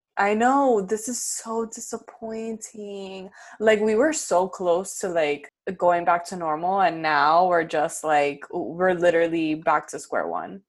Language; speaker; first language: English; early bilingual, other home language; Spanish